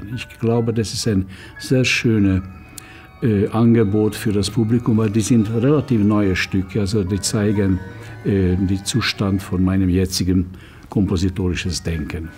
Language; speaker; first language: German; non-native, fluent; Hungarian